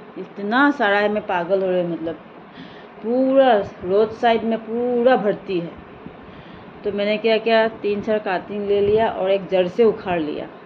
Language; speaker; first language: Hindi; non-native, local second language; Assamese